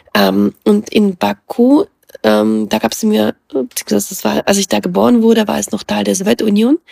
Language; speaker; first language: German; early bilingual, other home language; Russian